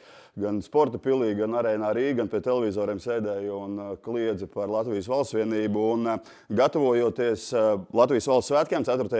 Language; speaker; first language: Latvian; native; Latvian